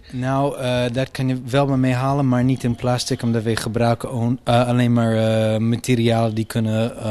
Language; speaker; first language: Dutch; non-native, fluent; English